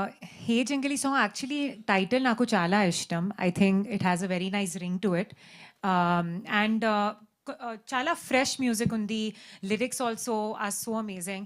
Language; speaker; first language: Telugu; non-native, learner; Hindi